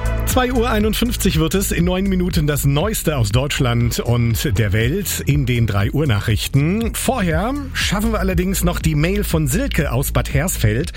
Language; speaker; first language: German; native; German